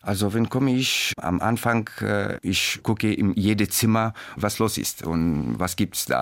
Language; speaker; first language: German; non-native, learner; Persian